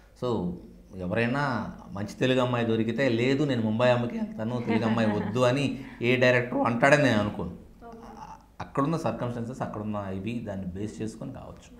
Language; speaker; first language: Telugu; native; Telugu